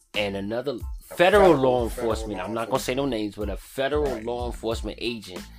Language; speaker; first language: English; native; English